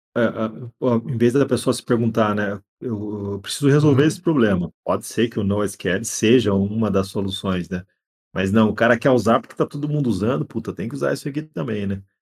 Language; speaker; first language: Portuguese; native; Portuguese